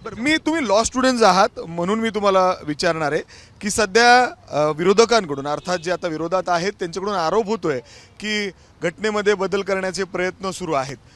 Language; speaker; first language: Marathi; native; Marathi